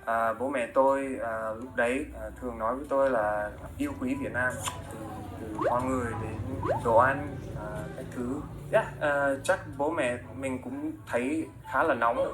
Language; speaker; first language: Vietnamese; early bilingual, other home language; English